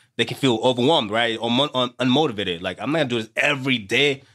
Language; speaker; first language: English; native; English